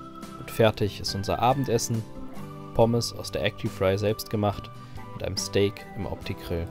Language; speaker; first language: German; native; German